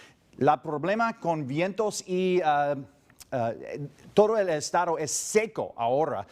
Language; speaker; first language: Spanish; non-native, learner; English